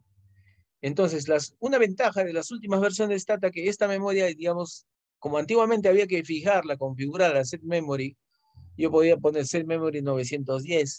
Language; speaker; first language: Spanish; native; Spanish